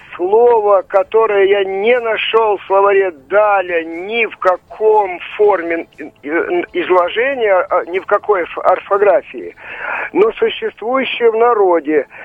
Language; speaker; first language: Russian; native; Russian